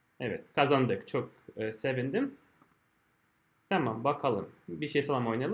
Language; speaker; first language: Turkish; non-native, fluent; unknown